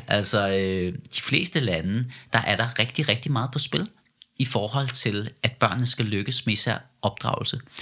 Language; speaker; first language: Danish; early bilingual, other home language; Persian